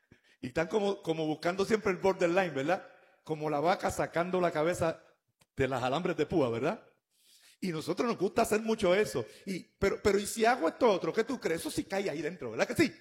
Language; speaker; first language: Spanish; native; Spanish